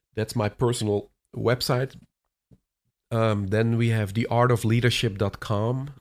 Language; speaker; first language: English; non-native, fluent; Dutch